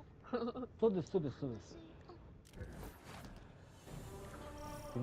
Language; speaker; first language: Japanese; native; Japanese